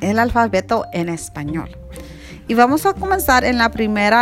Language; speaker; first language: Spanish; early bilingual, heritage; Spanish